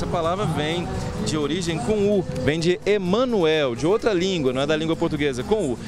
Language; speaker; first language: Portuguese; native; Portuguese